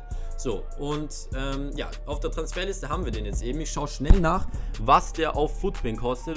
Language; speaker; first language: German; native; German